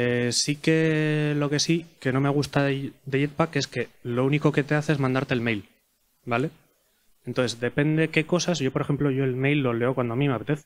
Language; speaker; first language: Spanish; native; Spanish